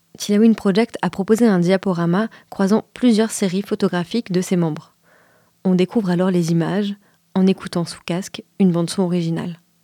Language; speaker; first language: French; native; French